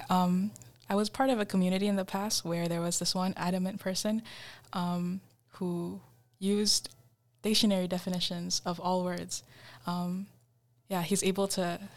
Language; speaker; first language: English; non-native, fluent; Indonesian